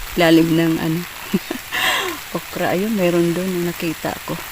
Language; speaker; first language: Filipino; non-native, local second language; Waray